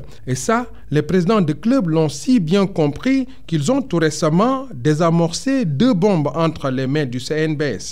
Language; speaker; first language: French; non-native, local second language; Wolof